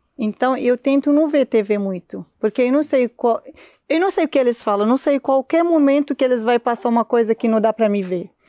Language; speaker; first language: Portuguese; non-native, learner; Arabic